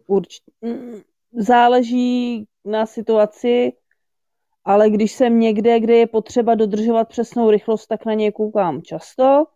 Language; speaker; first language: Czech; native; Czech